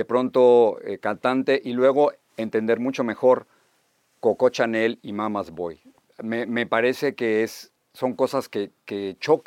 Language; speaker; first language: Spanish; native; Spanish